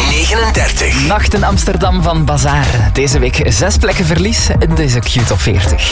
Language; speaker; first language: Dutch; native; Dutch